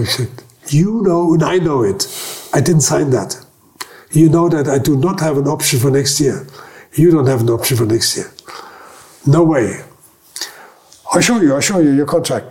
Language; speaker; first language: English; non-native, fluent; German